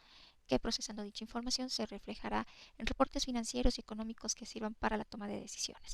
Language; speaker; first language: Spanish; native; Spanish